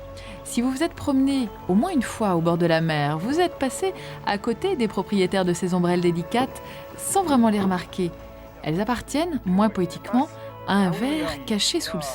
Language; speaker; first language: French; native; French